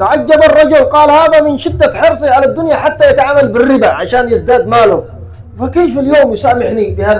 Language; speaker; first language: Arabic; native; Arabic